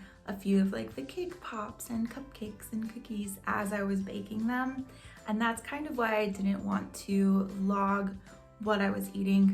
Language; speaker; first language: English; native; English